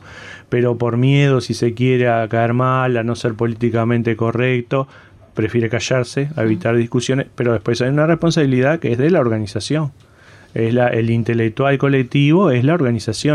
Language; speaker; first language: Spanish; native; Spanish